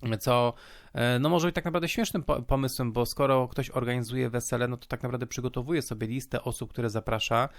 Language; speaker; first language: Polish; native; Polish